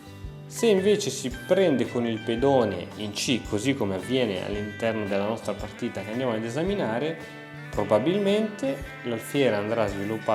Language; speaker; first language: Italian; native; Italian